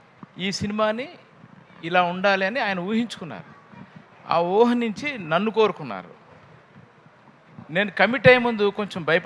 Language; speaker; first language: Telugu; native; Telugu